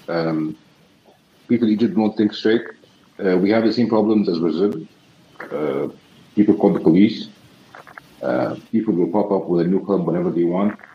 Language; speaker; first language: English; non-native, fluent; Arabic